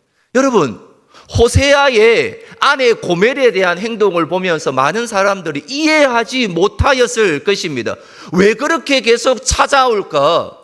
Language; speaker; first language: Korean; native; Korean